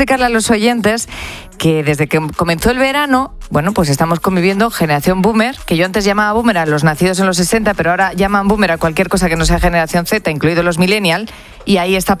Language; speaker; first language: Spanish; native; Spanish